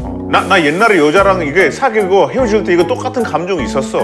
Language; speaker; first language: Korean; non-native, fluent; Hindi